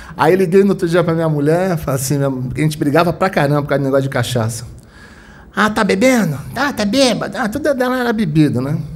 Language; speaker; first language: Portuguese; native; Portuguese